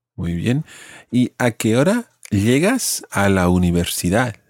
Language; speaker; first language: Spanish; non-native, fluent; English